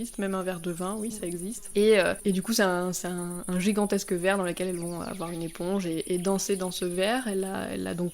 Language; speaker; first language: French; native; French